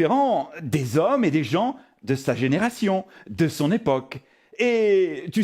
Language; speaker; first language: French; native; French